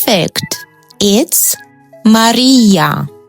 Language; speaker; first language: English; non-native, fluent; Russian